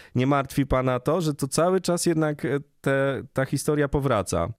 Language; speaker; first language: Polish; native; Polish